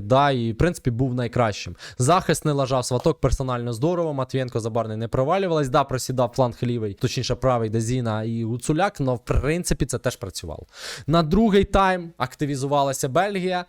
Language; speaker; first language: Ukrainian; native; Ukrainian